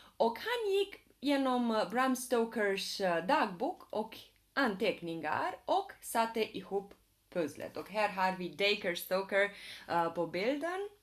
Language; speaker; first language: Swedish; non-native, fluent; Romanian